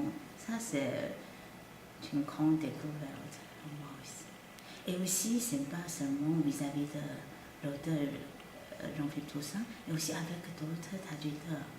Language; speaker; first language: French; non-native, fluent; Chinese